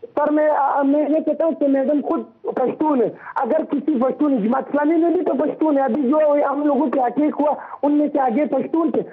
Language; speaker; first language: Urdu; non-native, local second language; Pashto